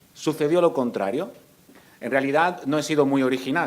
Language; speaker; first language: Spanish; native; Spanish